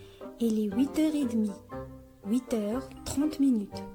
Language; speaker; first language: French; non-native, local second language; Arabic